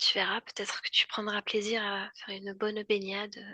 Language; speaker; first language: French; native; French